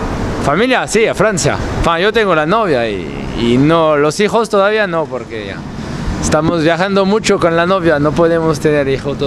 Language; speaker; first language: Spanish; non-native, learner; French